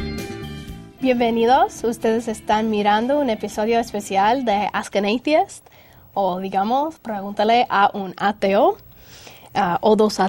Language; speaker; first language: Spanish; non-native, fluent; English